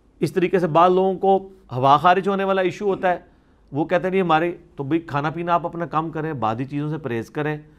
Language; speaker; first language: Urdu; non-native, local second language; Punjabi